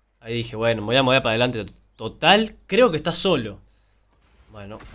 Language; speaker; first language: Spanish; native; Spanish